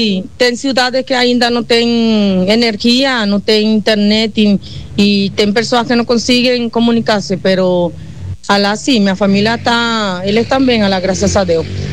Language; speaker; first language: Portuguese; non-native, learner; Spanish